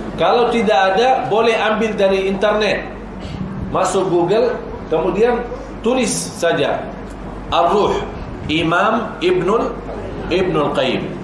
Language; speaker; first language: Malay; non-native, fluent; Arabic